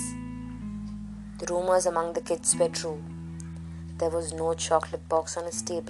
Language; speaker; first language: English; non-native, local second language; Malayalam